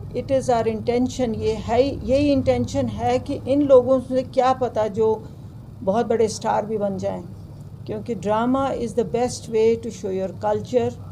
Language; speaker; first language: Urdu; non-native, local second language; Kashmiri